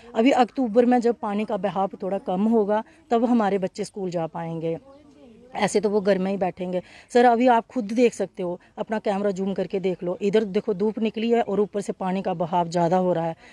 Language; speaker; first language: Hindi; native; Hindi